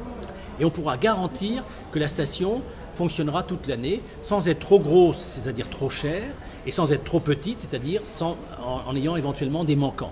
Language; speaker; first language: French; native; French